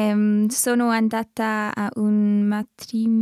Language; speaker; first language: Italian; non-native, learner; English